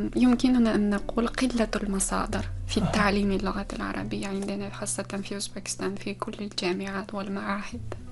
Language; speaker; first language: Arabic; non-native, fluent; Uzbek